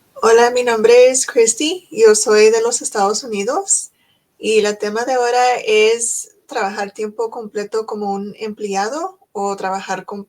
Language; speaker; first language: Spanish; non-native, learner; English